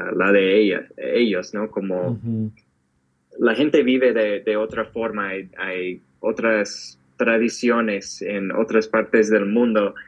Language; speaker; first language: Spanish; non-native, fluent; English